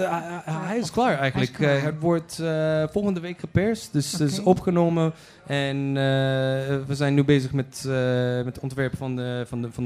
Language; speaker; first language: Dutch; non-native, fluent; Polish